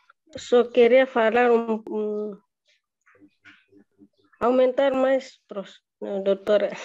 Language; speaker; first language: Portuguese; non-native, local second language; Tetum